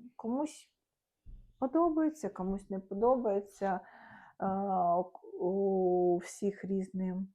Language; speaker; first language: Ukrainian; non-native, local second language; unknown